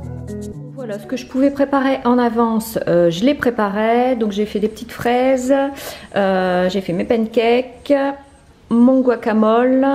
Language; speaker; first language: French; native; French